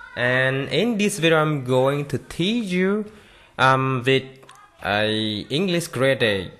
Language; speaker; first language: English; non-native, learner; Khmer